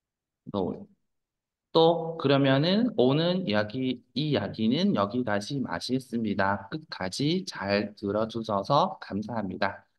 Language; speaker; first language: Korean; non-native, fluent; Vietnamese